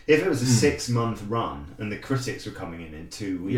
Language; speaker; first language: English; native; English